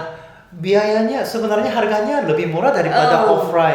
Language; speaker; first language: Indonesian; non-native, fluent; Korean